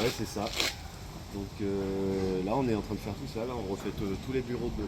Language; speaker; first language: French; native; French